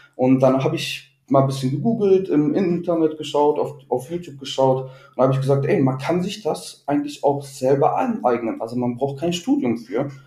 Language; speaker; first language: German; native; German